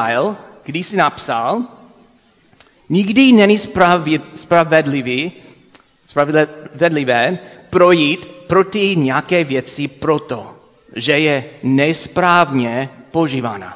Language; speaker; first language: Czech; non-native, fluent; English